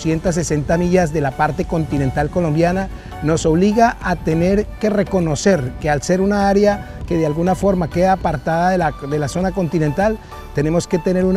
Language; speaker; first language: Spanish; native; Spanish